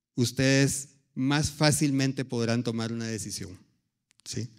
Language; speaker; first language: Spanish; native; Spanish